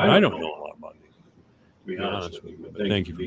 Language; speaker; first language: English; native; English